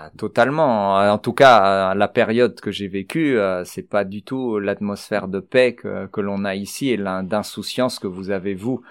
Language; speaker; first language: French; early bilingual, other home language; Persian